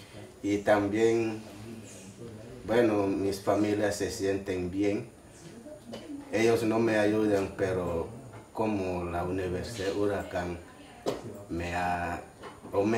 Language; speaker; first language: Spanish; non-native, local second language; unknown